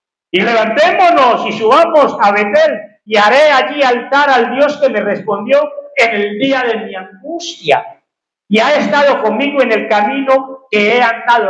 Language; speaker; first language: Spanish; native; Spanish